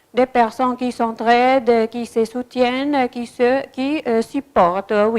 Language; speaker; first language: French; non-native, fluent; Arabic